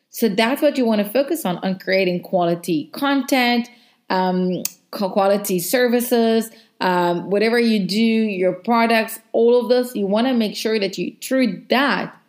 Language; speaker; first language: English; non-native, fluent; Hebrew